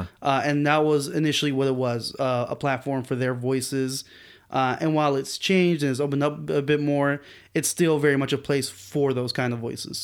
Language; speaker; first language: English; early bilingual, other home language; Spanish